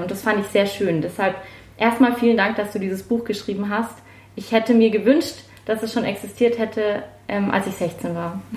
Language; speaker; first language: German; native; German